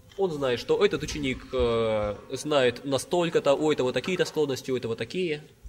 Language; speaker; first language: Russian; native; Russian